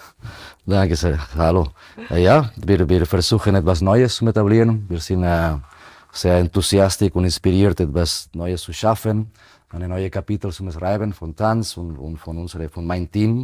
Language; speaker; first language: German; non-native, fluent; Spanish